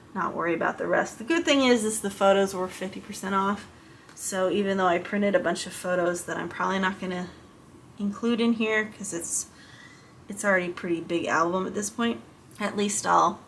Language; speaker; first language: English; native; English